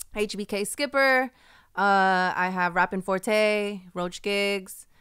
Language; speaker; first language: English; native; English